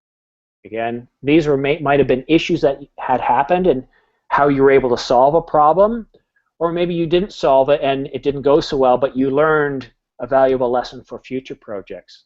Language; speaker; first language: English; non-native, fluent; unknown